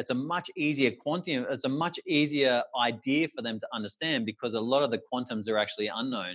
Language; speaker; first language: English; native; English